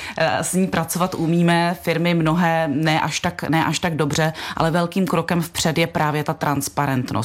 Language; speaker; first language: Czech; native; Czech